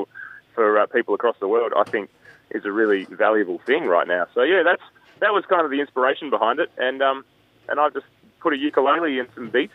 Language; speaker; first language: English; native; English